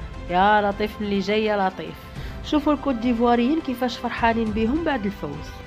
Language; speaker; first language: Arabic; native; Arabic